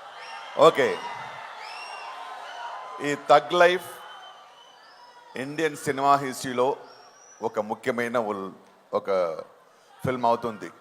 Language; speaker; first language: Telugu; non-native, fluent; Tamil